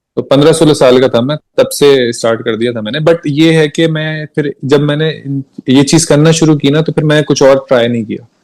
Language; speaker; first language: Hindi; native; Hindi